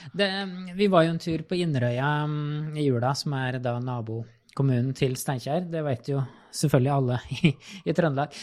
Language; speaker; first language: Norwegian; native; Norwegian